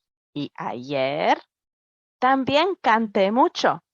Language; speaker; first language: Spanish; non-native, fluent; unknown